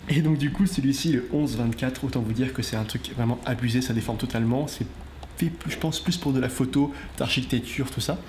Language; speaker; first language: French; native; French